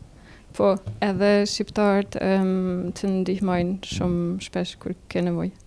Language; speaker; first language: Albanian; early bilingual, heritage; Albanian